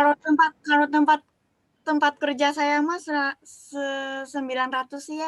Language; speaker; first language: Indonesian; non-native, fluent; Japanese